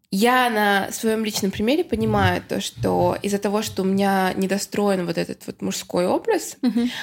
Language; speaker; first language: Russian; native; Russian